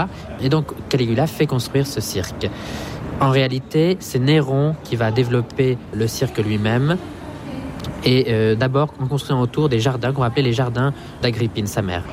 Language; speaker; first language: French; native; French